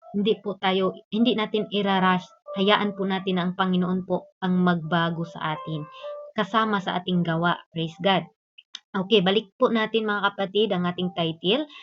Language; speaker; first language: Filipino; non-native, local second language; Cebuano